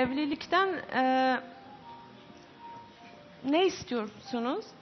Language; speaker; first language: Turkish; non-native, fluent; Persian